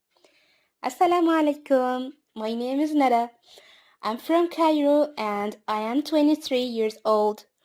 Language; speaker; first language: English; non-native, fluent; Arabic